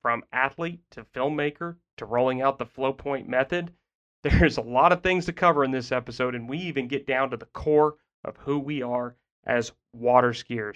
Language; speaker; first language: English; native; English